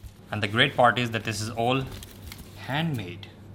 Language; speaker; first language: English; non-native, local second language; Urdu